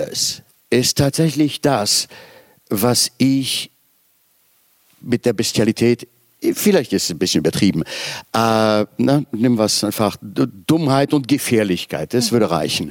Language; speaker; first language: German; native; German